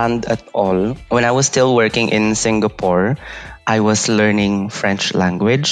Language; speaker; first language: English; non-native, local second language; Iloko